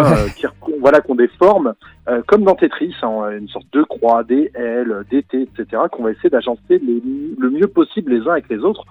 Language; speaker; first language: French; native; French